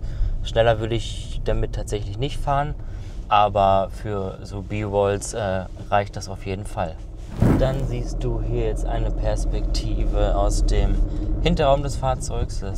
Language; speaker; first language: German; native; German